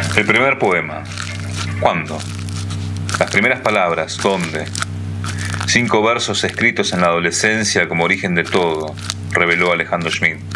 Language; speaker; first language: Spanish; native; Spanish